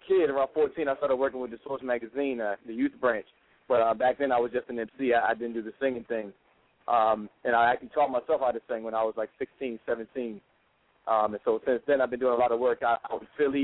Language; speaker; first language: English; native; English